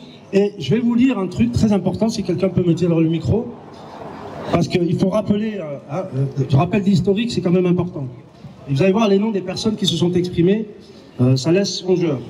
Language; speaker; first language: French; native; French